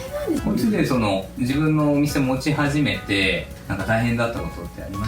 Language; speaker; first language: Japanese; native; Japanese